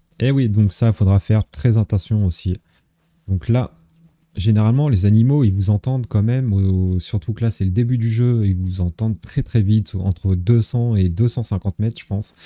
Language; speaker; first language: French; native; French